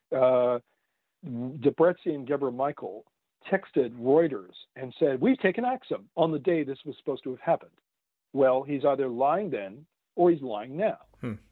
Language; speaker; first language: English; native; English